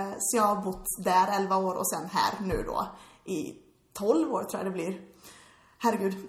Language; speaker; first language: Swedish; early bilingual, heritage; English